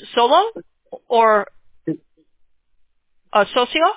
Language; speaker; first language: Spanish; non-native, learner; English